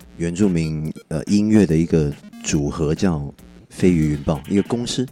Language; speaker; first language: Chinese; non-native, local second language; Cantonese